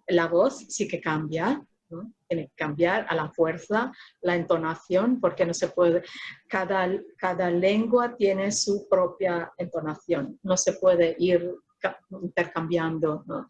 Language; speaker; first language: Spanish; non-native, fluent; Filipino